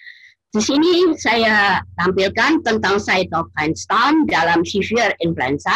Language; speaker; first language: Indonesian; native; Indonesian